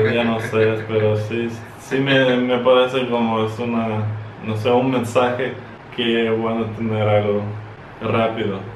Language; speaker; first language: Spanish; non-native, fluent; Russian